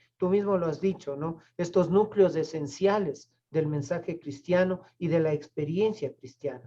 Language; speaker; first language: Spanish; native; Spanish